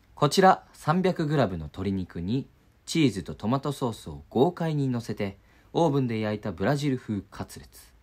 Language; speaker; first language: Japanese; native; Japanese